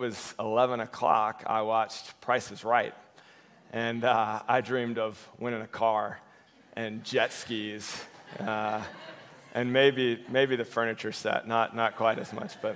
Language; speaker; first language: English; native; English